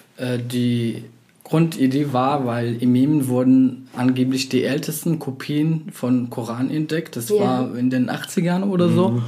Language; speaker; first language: German; non-native, fluent; Arabic